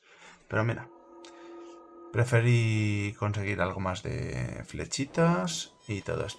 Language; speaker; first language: Spanish; native; Spanish